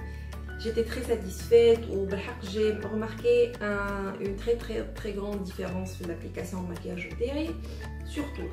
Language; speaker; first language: Arabic; native; Arabic